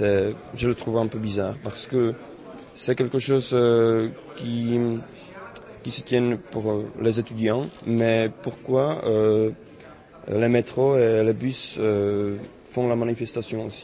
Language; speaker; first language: French; non-native, fluent; Czech